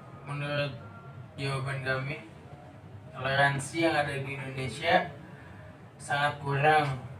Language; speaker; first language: Indonesian; native; Indonesian